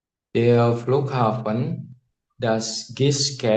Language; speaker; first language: German; non-native, learner; Indonesian